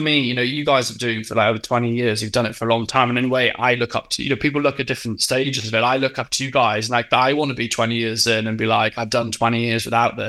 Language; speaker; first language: English; native; English